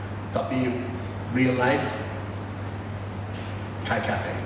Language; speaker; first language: Indonesian; non-native, fluent; English